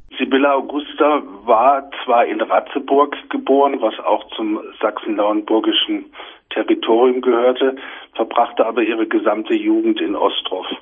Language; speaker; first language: German; native; German